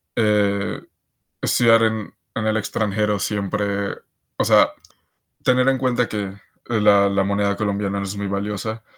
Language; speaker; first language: Spanish; native; Spanish